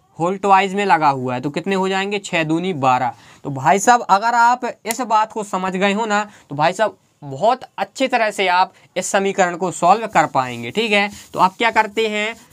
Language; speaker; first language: Hindi; native; Hindi